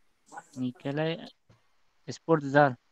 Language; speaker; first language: Russian; non-native, learner; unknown